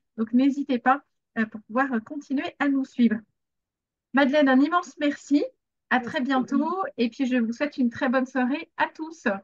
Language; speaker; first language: French; native; French